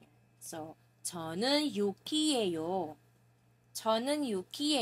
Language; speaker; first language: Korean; non-native, fluent; Filipino